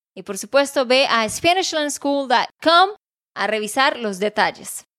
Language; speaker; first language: Spanish; native; Spanish